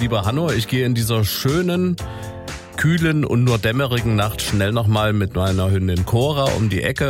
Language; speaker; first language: German; native; German